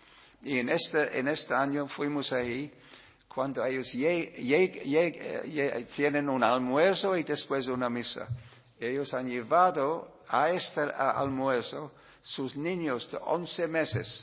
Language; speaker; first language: Spanish; non-native, learner; English